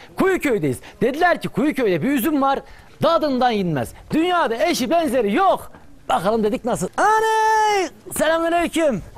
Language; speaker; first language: Turkish; native; Turkish